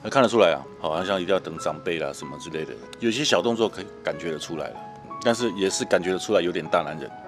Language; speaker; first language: Chinese; native; Chinese